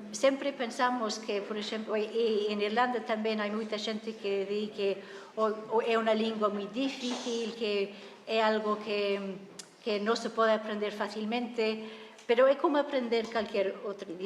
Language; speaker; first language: Galician; non-native, fluent; English